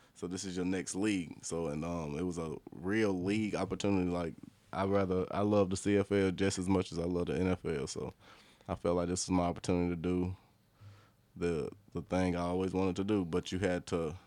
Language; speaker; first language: English; native; English